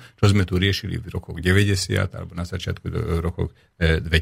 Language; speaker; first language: Slovak; non-native, local second language; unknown